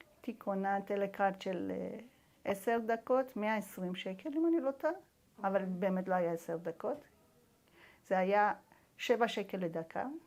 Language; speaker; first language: Hebrew; non-native, fluent; Persian